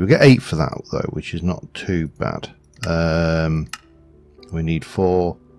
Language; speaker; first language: English; native; English